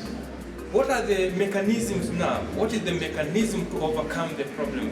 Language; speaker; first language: English; non-native, local second language; Swahili